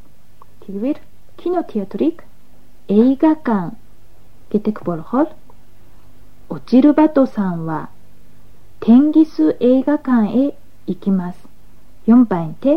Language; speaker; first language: Japanese; non-native, learner; Russian